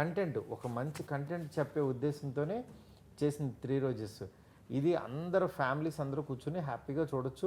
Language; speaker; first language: Telugu; native; Telugu